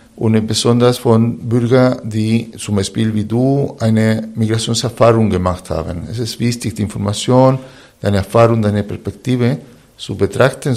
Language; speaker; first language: German; non-native, fluent; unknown